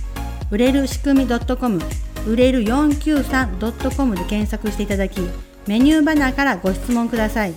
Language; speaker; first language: Japanese; native; Japanese